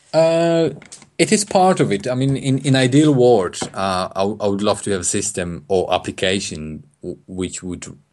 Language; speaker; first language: English; non-native, fluent; Polish